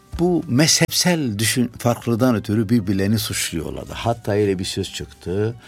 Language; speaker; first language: Turkish; non-native, fluent; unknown